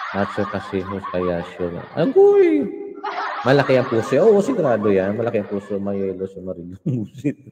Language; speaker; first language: Filipino; non-native, local second language; Hiligaynon